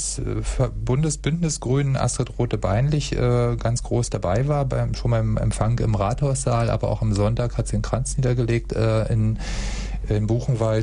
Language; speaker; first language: German; native; German